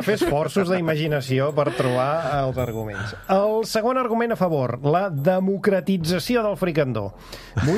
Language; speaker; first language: Catalan; native; Catalan